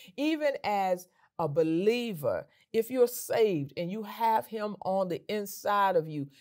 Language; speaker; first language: English; native; English